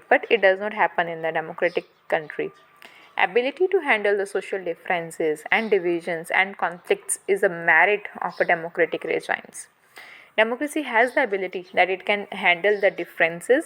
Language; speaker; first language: English; non-native, local second language; Hindi